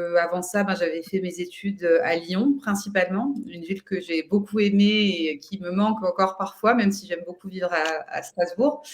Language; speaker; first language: French; native; French